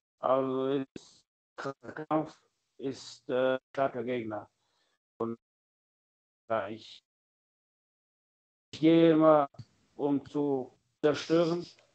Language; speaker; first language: German; non-native, learner; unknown